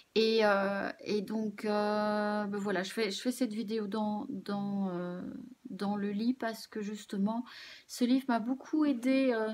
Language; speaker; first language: French; native; French